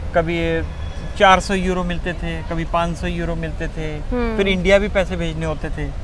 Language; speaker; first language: Hindi; native; Hindi